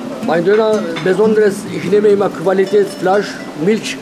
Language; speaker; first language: German; non-native, learner; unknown